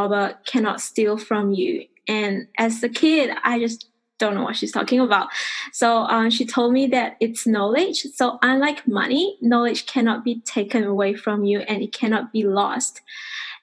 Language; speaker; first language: English; non-native, local second language; Chinese